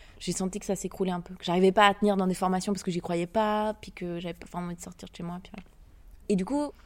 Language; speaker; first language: French; native; French